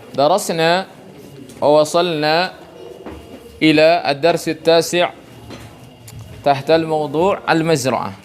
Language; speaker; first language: Arabic; non-native, fluent; Indonesian